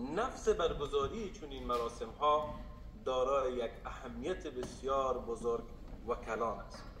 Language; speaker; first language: Persian; native; Persian